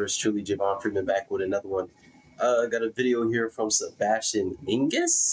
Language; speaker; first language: English; native; English